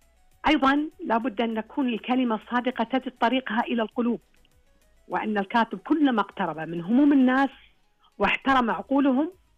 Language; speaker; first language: Arabic; native; Arabic